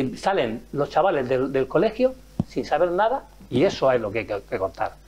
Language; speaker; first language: Spanish; native; Spanish